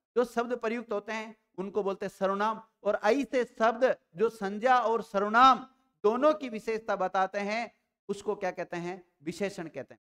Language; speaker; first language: Hindi; native; Hindi